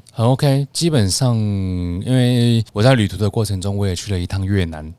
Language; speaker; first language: Chinese; native; Chinese